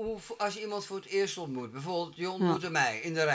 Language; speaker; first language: Dutch; native; Dutch